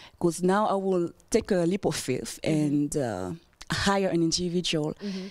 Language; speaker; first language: English; non-native, fluent; French